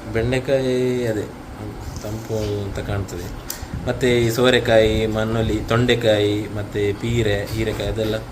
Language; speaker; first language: Kannada; non-native, local second language; Tulu